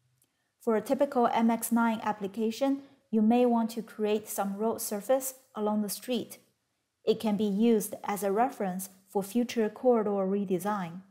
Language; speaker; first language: English; non-native, fluent; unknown